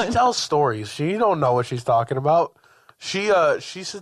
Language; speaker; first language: English; native; English